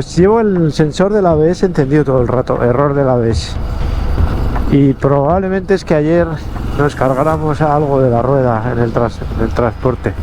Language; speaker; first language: Spanish; native; Spanish